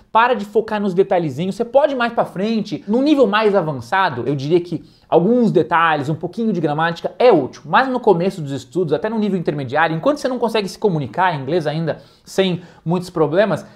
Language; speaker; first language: Portuguese; native; Portuguese